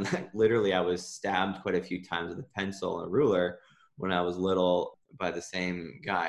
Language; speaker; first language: English; native; English